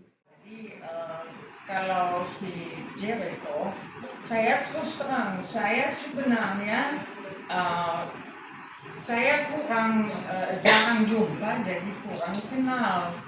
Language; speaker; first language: Indonesian; non-native, fluent; German